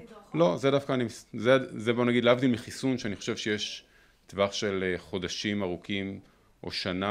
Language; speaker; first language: Hebrew; native; Hebrew